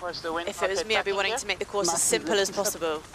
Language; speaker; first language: English; native; English